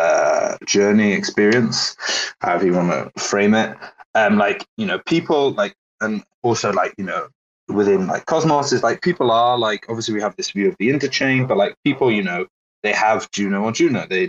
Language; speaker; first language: English; native; English